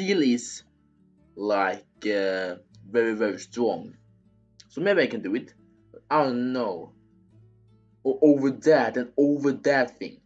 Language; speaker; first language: English; non-native, fluent; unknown